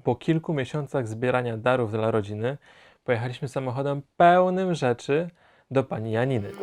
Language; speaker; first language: Polish; native; Polish